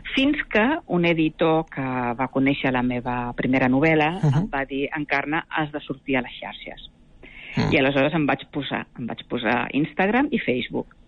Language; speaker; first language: Catalan; native; Catalan